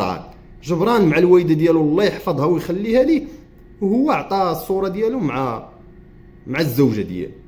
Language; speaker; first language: Arabic; native; Arabic